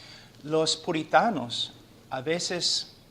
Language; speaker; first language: Spanish; non-native, fluent; English